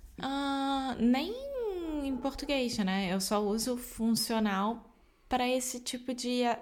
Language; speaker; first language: Portuguese; native; Portuguese